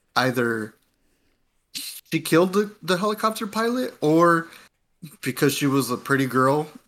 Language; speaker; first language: English; native; English